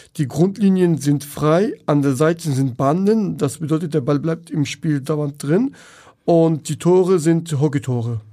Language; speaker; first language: German; non-native, fluent; Turkish